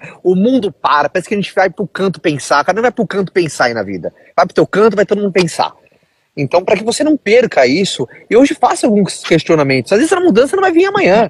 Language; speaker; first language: Portuguese; native; Portuguese